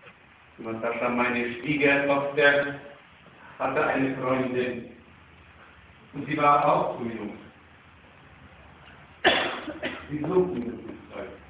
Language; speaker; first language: German; non-native, fluent; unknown